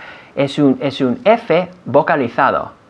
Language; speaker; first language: Spanish; non-native, fluent; English